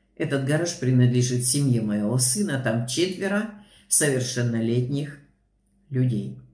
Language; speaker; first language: Russian; native; Russian